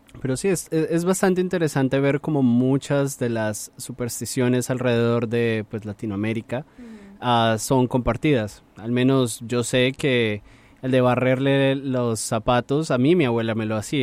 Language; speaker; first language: Spanish; native; Spanish